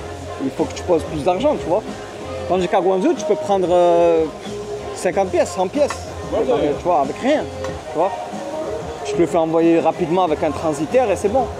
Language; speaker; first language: French; native; French